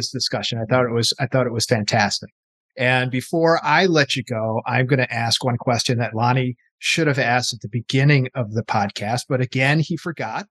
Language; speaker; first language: English; native; English